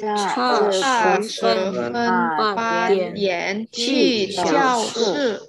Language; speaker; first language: Chinese; non-native, learner; Indonesian